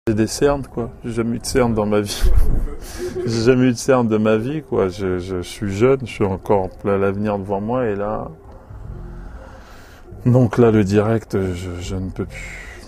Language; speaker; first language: French; native; French